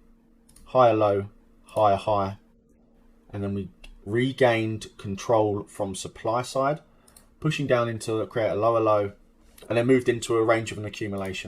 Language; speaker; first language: English; native; English